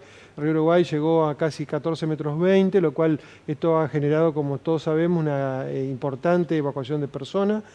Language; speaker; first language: Spanish; native; Spanish